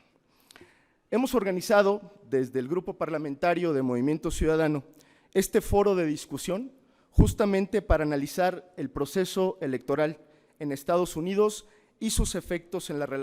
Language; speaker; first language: Spanish; native; Spanish